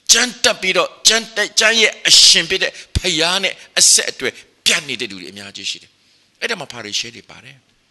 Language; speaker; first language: Burmese; non-native, local second language; Kachin